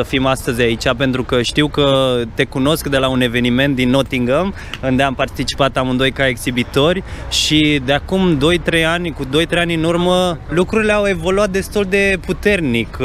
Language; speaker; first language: Romanian; native; Romanian